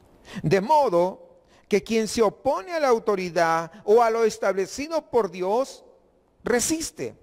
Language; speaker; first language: Spanish; native; Spanish